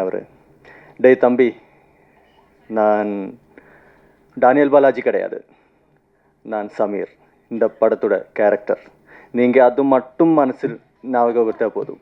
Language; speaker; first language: Tamil; non-native, fluent; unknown